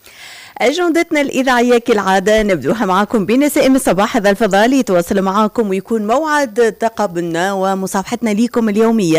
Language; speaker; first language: Arabic; native; Arabic